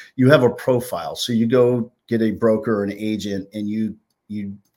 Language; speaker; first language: English; native; English